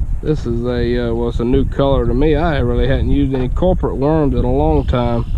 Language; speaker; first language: English; native; English